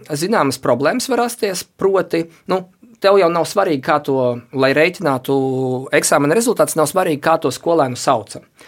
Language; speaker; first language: Latvian; native; Latvian